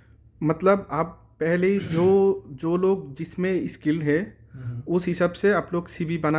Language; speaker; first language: Hindi; non-native, learner; Bangla